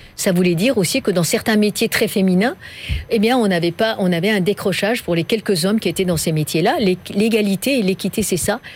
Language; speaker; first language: French; non-native, fluent; Persian